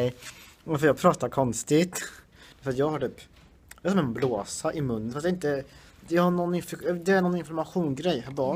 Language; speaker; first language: Swedish; native; Swedish